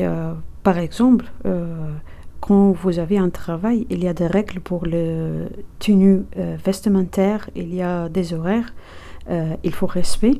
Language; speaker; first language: French; non-native, learner; Arabic